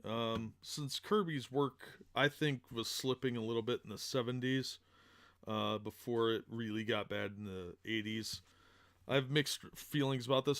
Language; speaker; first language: English; native; English